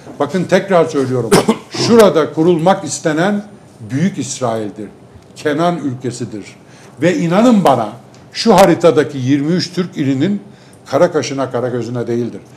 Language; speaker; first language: Turkish; native; Turkish